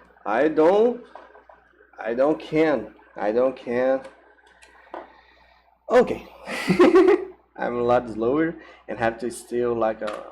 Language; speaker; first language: English; non-native, learner; Portuguese